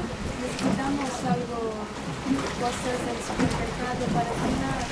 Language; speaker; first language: Spanish; non-native, learner; English